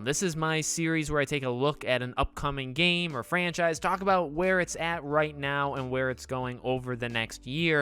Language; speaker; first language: English; native; English